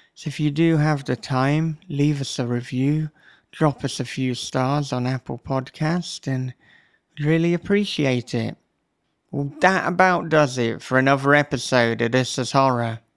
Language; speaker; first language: English; native; English